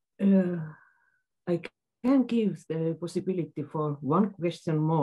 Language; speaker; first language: English; non-native, learner; Estonian